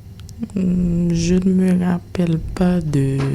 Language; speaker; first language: French; non-native, local second language; Haitian Creole